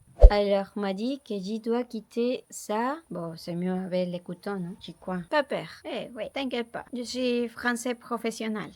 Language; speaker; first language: French; non-native, learner; Spanish